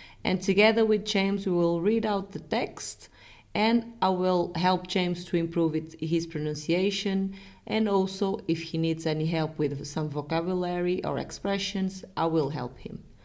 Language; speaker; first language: English; non-native, fluent; Portuguese